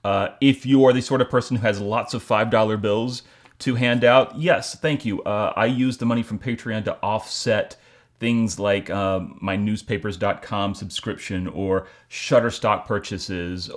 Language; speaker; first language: English; native; English